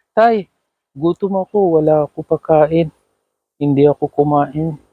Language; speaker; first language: Filipino; non-native, learner; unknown